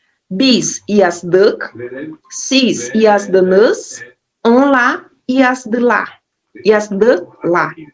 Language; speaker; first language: Turkish; non-native, learner; Portuguese